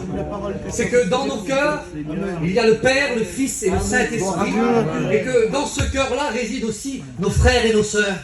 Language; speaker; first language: French; native; French